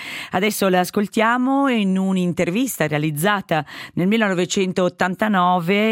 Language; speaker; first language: Italian; native; Italian